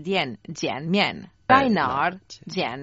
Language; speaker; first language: Chinese; non-native, learner; Croatian